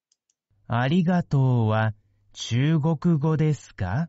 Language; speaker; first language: Japanese; non-native, learner; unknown